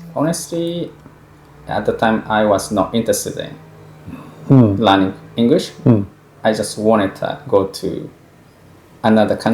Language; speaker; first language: English; non-native, fluent; Japanese